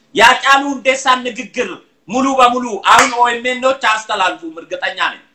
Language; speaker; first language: Amharic; non-native, local second language; Oromo